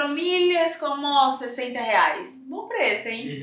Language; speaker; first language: Portuguese; native; Portuguese